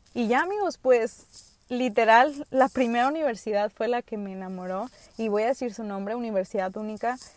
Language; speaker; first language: Spanish; early bilingual, other home language; English